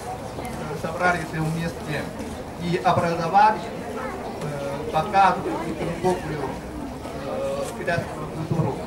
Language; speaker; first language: Russian; non-native, fluent; Chinese